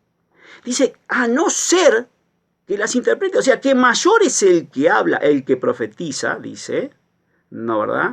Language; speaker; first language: Spanish; native; Spanish